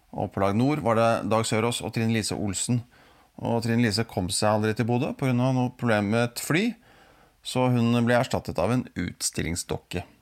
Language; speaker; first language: Norwegian; native; Norwegian